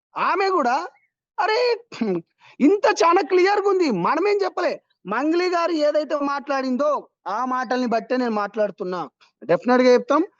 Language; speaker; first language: Telugu; non-native, local second language; Lambadi